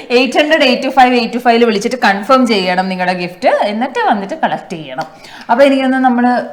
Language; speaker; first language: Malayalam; native; Malayalam